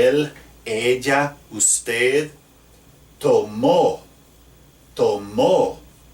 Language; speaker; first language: Spanish; non-native, fluent; English